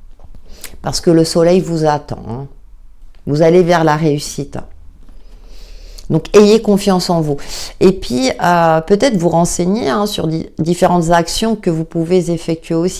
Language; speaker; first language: French; native; French